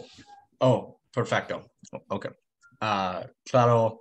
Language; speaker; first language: Spanish; non-native, learner; English